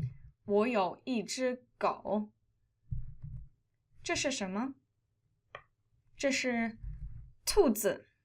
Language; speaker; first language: Chinese; non-native, fluent; English